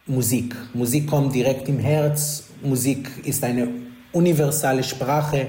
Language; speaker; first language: German; non-native, fluent; Hebrew